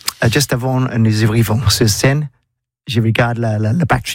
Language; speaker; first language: French; non-native, learner; English